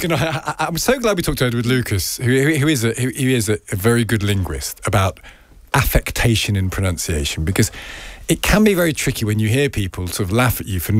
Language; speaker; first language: English; native; English